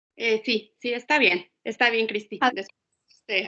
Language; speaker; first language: Spanish; native; Spanish